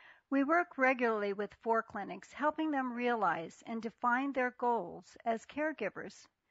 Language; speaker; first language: English; native; English